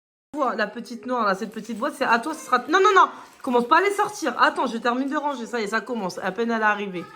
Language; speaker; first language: French; native; French